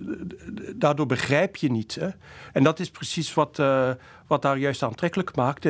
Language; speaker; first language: Dutch; native; Dutch